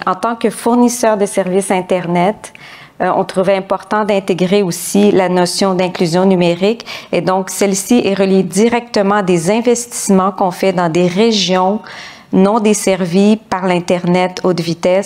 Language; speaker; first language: French; native; French